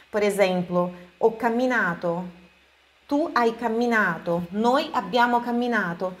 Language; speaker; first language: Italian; non-native, fluent; Portuguese